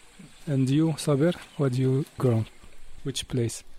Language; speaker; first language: English; non-native, learner; Arabic